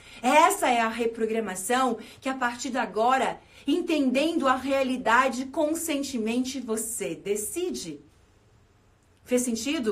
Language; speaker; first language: Portuguese; native; Portuguese